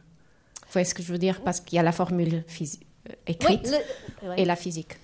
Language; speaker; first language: French; native; French